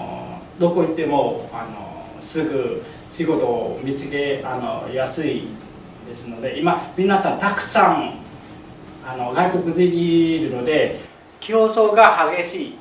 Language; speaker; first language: Japanese; non-native, fluent; Vietnamese